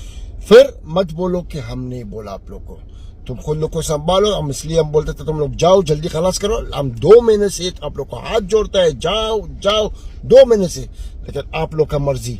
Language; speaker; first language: Hindi; non-native, learner; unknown